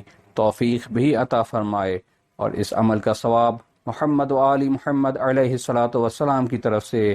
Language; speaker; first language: Urdu; native; Urdu